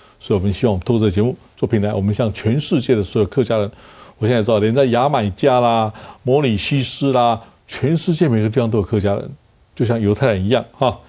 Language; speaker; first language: Chinese; native; Chinese